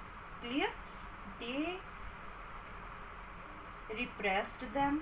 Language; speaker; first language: English; non-native, local second language; Hindi